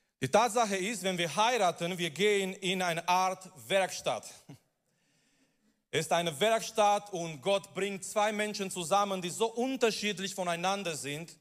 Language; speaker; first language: German; non-native, fluent; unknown